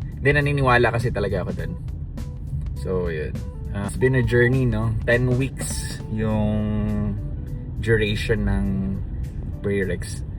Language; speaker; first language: Filipino; non-native, local second language; Cebuano